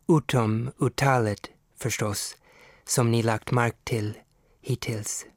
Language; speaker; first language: Swedish; non-native, fluent; English